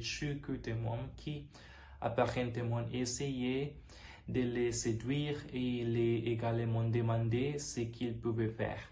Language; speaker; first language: French; non-native, learner; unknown